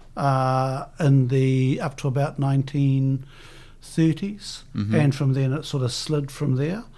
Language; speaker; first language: English; native; English